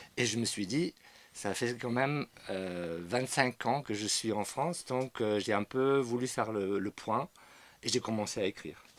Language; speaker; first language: French; non-native, fluent; German